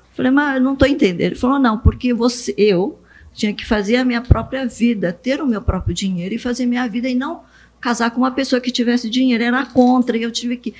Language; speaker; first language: Portuguese; early bilingual, other home language; Japanese